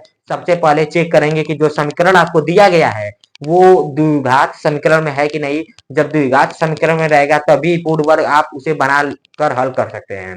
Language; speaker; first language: Hindi; native; Hindi